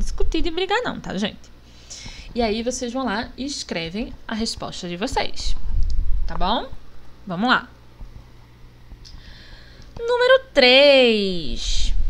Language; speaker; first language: Portuguese; native; Portuguese